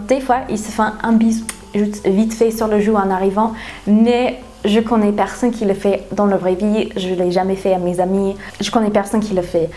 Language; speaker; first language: French; non-native, fluent; English